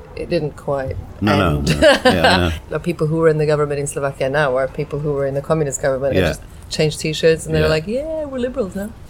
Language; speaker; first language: English; non-native, fluent; Slovak